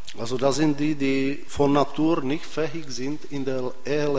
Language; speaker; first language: German; non-native, fluent; Czech